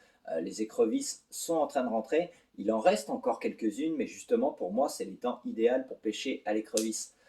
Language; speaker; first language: French; native; French